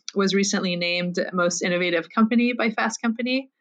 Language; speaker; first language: English; non-native, fluent; French